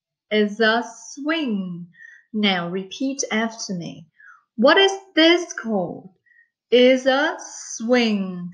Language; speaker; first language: English; non-native, fluent; Vietnamese